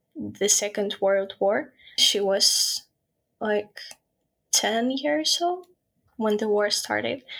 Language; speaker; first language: English; non-native, fluent; Ukrainian